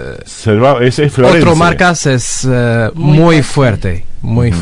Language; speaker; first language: Spanish; non-native, learner; Arabic